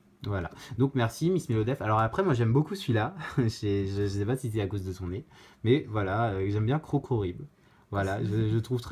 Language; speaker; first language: French; native; French